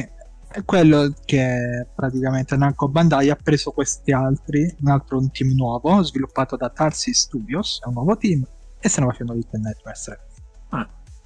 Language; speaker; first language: Italian; native; Italian